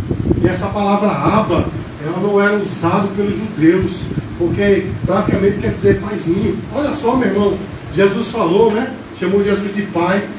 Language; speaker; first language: Portuguese; native; Portuguese